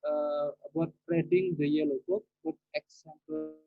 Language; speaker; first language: English; non-native, learner; Indonesian